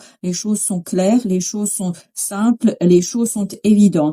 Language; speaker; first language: French; native; French